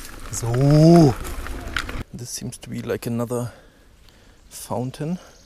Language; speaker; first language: English; non-native, fluent; German